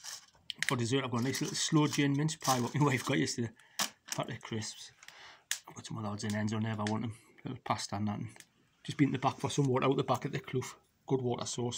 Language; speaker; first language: English; native; English